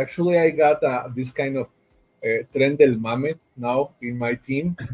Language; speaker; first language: English; non-native, fluent; Spanish